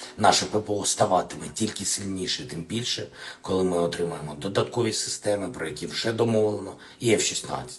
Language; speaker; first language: Ukrainian; non-native, local second language; Russian